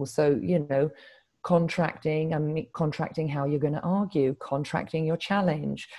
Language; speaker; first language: English; native; English